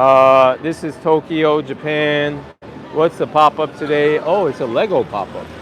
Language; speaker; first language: English; native; English